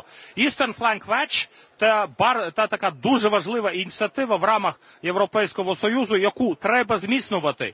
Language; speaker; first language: Ukrainian; non-native, fluent; Latvian